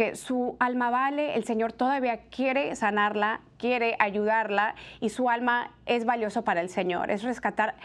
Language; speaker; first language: Spanish; native; Spanish